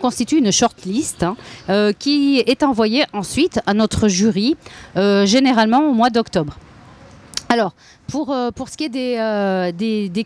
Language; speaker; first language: French; native; French